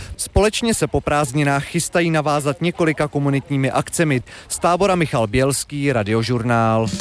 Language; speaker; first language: Czech; native; Czech